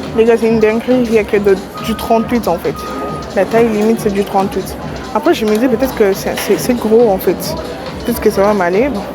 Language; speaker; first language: French; non-native, local second language; Lingala